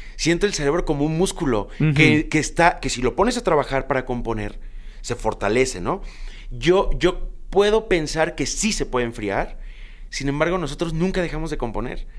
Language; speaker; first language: Spanish; native; Spanish